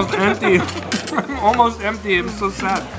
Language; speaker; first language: English; non-native, fluent; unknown